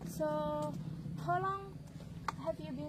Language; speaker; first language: English; non-native, learner; Javanese